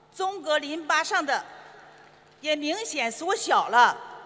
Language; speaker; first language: Chinese; native; Chinese